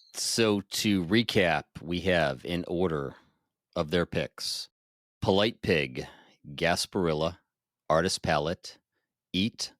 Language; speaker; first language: English; native; English